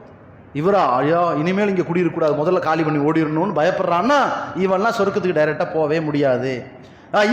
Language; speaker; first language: Tamil; native; Tamil